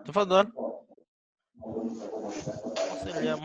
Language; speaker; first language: Arabic; non-native, fluent; Indonesian